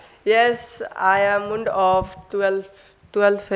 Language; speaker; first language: English; non-native, learner; Hindi